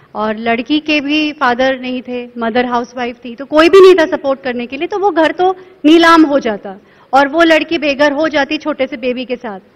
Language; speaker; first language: Hindi; native; Hindi